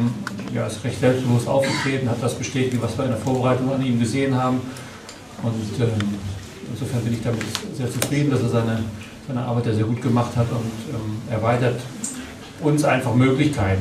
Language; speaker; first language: German; native; German